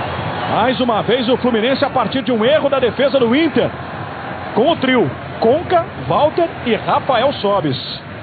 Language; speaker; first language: Portuguese; native; Portuguese